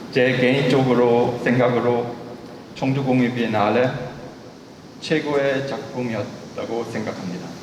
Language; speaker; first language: Korean; non-native, fluent; German